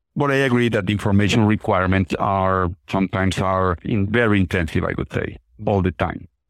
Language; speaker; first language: English; non-native, fluent; Spanish